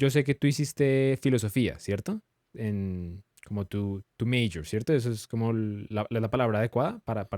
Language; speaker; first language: Spanish; native; Spanish